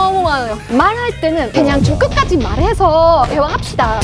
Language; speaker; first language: Korean; non-native, fluent; German